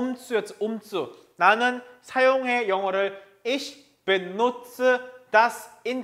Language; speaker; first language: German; non-native, fluent; Korean